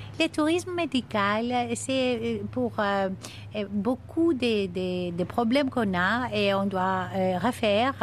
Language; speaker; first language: French; non-native, fluent; Greek